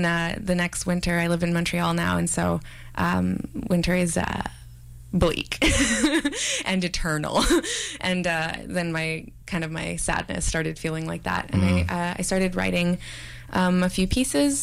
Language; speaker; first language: English; native; English